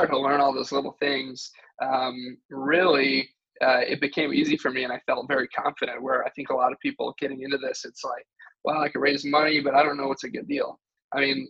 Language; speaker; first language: English; native; English